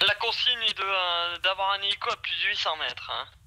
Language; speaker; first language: French; native; French